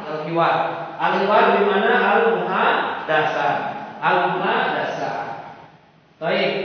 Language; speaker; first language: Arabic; non-native, fluent; Indonesian